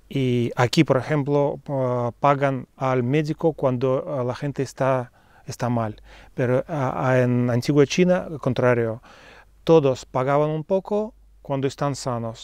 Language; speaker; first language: Spanish; non-native, fluent; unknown